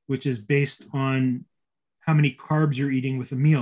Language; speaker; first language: English; native; English